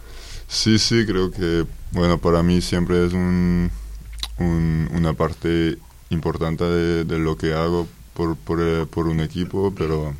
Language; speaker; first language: Spanish; non-native, fluent; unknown